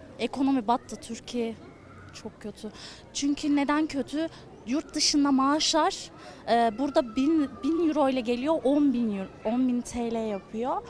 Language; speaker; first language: Turkish; native; Turkish